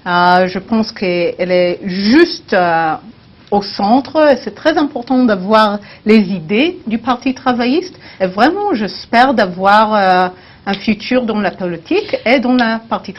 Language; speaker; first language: French; non-native, learner; Hebrew